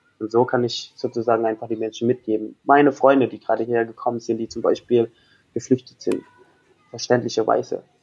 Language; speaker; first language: German; non-native, fluent; Indonesian